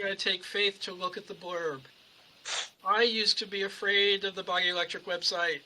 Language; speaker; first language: English; native; English